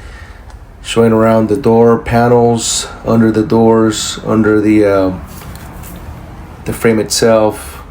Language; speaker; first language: English; native; English